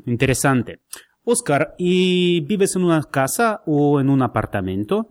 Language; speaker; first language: Spanish; non-native, fluent; Russian